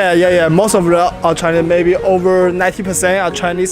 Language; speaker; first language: English; non-native, learner; Chinese